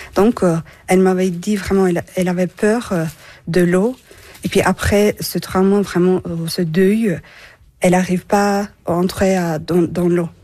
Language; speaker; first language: French; non-native, fluent; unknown